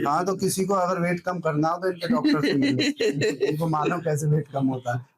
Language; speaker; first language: Hindi; native; Hindi